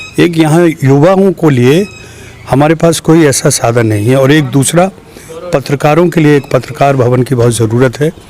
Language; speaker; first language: Hindi; native; Hindi